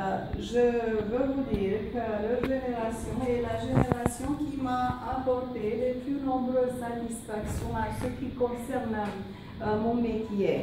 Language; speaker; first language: French; non-native, fluent; Romanian